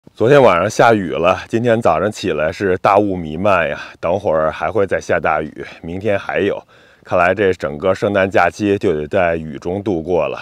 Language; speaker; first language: Chinese; native; Chinese